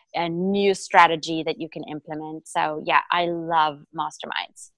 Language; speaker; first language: English; non-native, local second language; Afrikaans